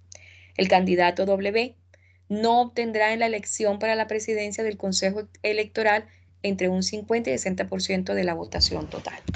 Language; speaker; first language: Spanish; native; Spanish